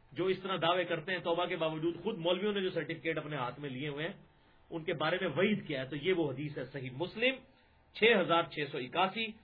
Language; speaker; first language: Urdu; non-native, local second language; Punjabi